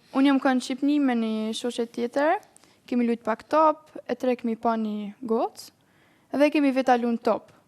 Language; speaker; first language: Albanian; early bilingual, heritage; Albanian